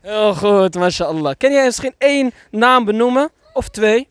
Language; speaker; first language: Dutch; native; Dutch